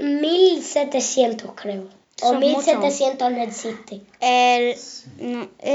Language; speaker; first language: Spanish; early bilingual, other home language; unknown